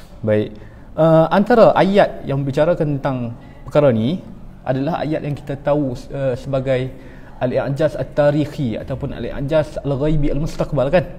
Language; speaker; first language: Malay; native; Malay